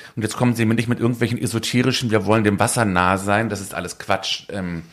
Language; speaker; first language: German; native; German